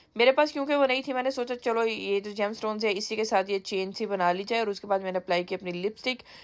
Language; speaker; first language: Urdu; native; Urdu